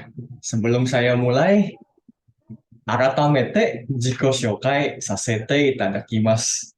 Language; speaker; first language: Indonesian; native; Indonesian